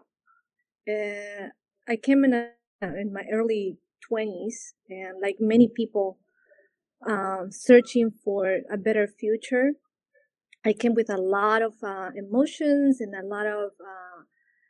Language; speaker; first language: English; non-native, fluent; Spanish